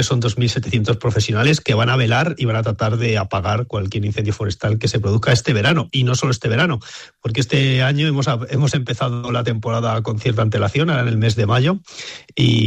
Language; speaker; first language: Spanish; native; Spanish